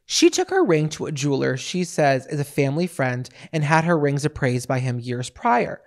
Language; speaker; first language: English; native; English